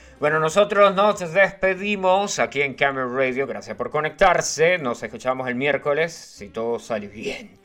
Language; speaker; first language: Spanish; native; Spanish